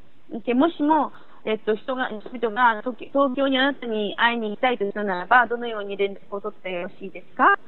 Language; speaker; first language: Japanese; native; Japanese